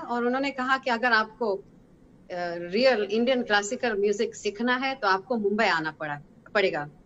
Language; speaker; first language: Hindi; non-native, fluent; Hebrew